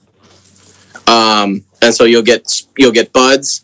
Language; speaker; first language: English; native; English